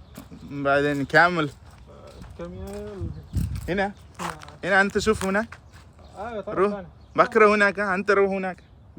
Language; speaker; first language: Arabic; non-native, learner; Malayalam